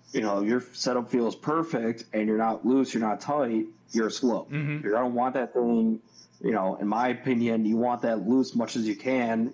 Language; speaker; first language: English; native; English